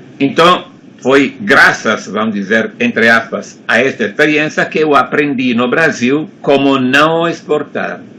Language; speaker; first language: Portuguese; non-native, fluent; Italian